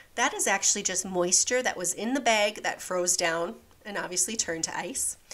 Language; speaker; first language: English; native; English